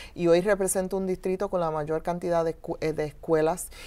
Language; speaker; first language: Spanish; early bilingual, heritage; Spanish